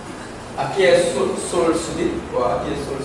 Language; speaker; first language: Portuguese; non-native, learner; Korean